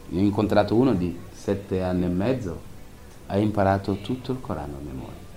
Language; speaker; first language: Italian; non-native, fluent; Wolof